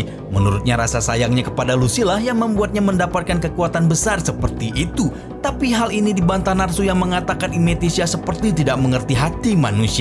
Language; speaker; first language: Indonesian; native; Indonesian